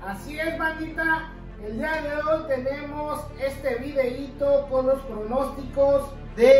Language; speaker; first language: Spanish; native; Spanish